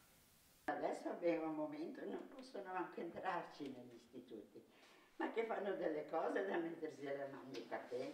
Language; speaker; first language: Italian; native; Italian